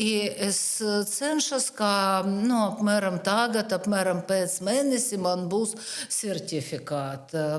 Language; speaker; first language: Latvian; non-native, learner; Russian